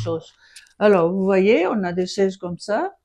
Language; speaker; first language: French; non-native, fluent; Greek